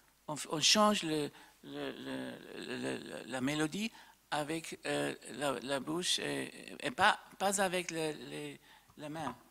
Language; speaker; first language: French; non-native, fluent; German